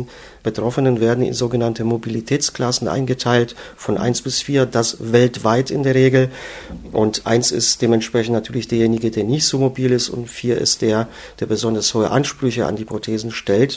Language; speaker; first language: German; native; German